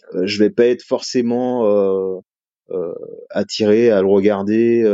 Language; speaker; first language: French; native; French